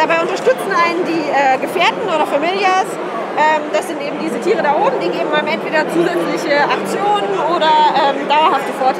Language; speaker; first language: German; native; German